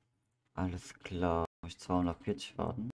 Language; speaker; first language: German; native; German